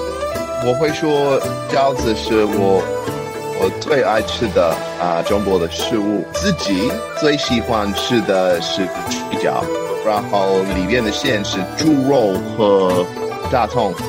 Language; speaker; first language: Chinese; non-native, learner; English